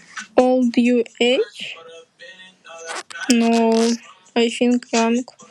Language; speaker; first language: English; non-native, learner; Russian